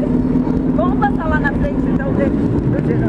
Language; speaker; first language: Portuguese; native; Portuguese